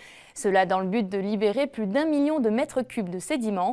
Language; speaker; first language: French; native; French